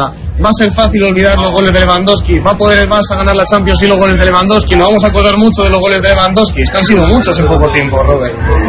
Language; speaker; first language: Spanish; native; Spanish